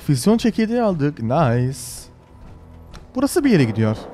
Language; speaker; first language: Turkish; early bilingual, heritage; Turkish